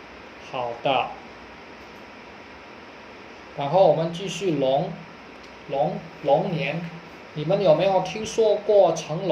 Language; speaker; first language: Chinese; non-native, fluent; Indonesian